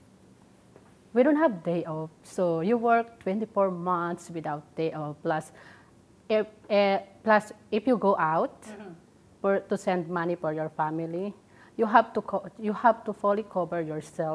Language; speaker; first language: English; non-native, local second language; Waray